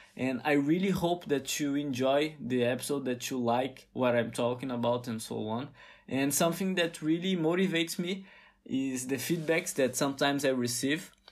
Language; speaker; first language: English; non-native, fluent; Portuguese